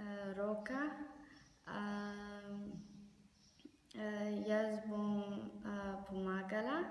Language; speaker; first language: Slovenian; non-native, learner; Arabic